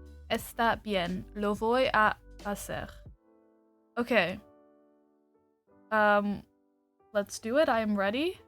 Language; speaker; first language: Spanish; non-native, learner; English